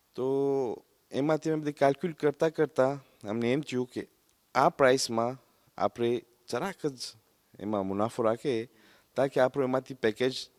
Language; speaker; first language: Gujarati; early bilingual, heritage; Gujarati